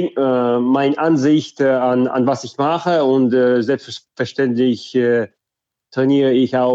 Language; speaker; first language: German; non-native, fluent; Russian